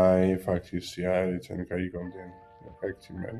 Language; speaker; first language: Danish; non-native, learner; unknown